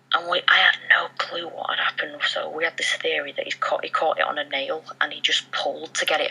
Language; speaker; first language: English; native; English